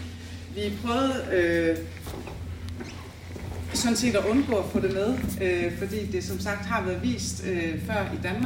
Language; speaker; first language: Danish; native; Danish